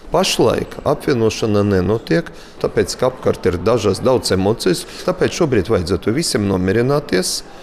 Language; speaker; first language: Latvian; non-native, local second language; Russian